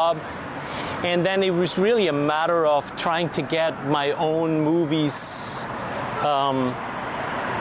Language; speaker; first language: English; non-native, fluent; Swiss German